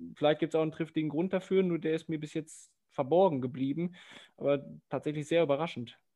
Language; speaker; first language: German; native; German